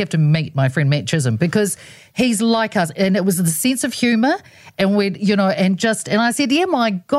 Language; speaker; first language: English; non-native, local second language; Samoan